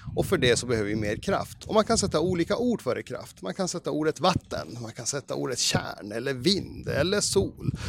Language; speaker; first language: Swedish; native; Swedish